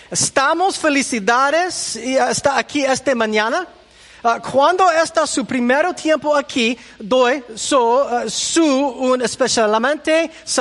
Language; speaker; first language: Spanish; non-native, learner; English